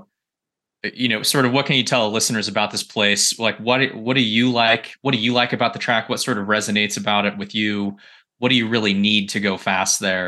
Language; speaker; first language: English; native; English